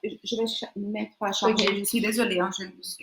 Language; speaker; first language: French; non-native, fluent; Portuguese